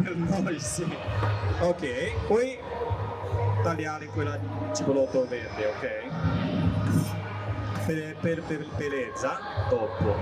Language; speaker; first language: Italian; non-native, learner; Chinese